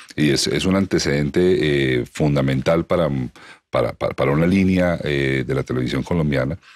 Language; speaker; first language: Spanish; native; Spanish